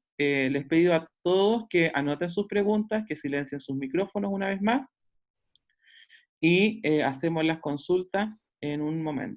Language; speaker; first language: Spanish; native; Spanish